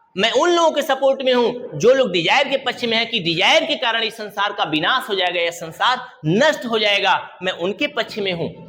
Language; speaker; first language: Hindi; native; Hindi